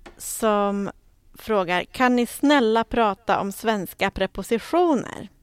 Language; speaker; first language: Swedish; native; Swedish